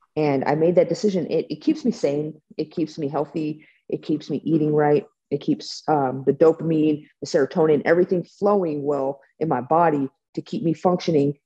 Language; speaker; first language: English; native; English